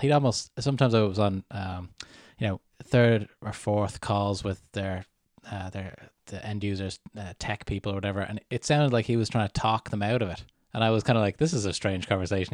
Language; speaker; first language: English; native; English